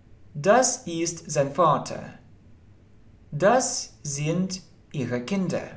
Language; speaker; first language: German; non-native, fluent; Russian